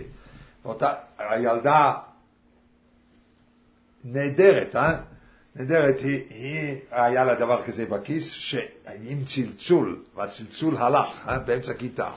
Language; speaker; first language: Hebrew; non-native, fluent; English